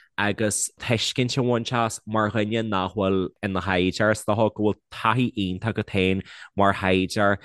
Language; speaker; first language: Irish; non-native, local second language; English